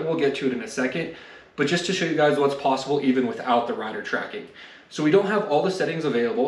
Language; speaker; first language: English; native; English